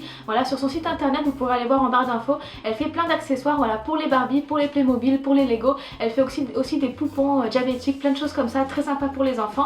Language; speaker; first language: French; native; French